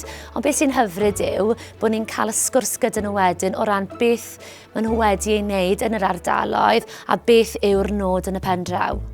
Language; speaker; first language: Welsh; native; Welsh